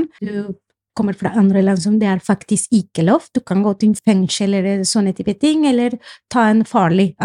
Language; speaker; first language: Norwegian; non-native, fluent; Spanish